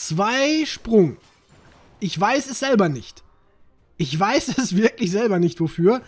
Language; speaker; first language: German; native; German